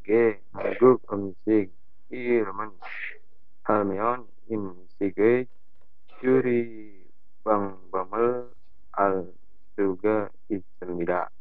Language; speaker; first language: Korean; non-native, learner; Indonesian